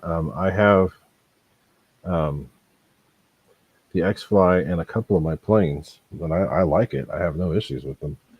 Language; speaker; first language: English; native; English